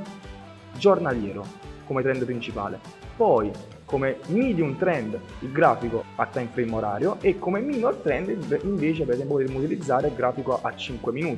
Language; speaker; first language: Italian; native; Italian